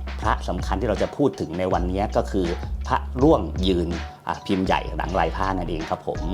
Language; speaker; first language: Thai; native; Thai